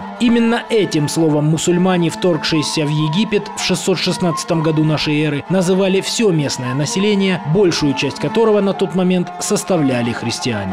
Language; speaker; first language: Russian; native; Russian